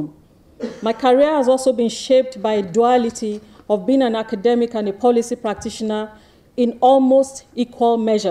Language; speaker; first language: English; non-native, local second language; Yoruba